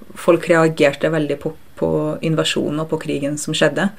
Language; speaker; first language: Norwegian; early bilingual, other home language; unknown